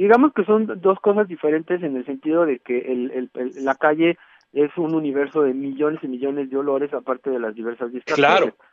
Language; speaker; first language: Spanish; native; Spanish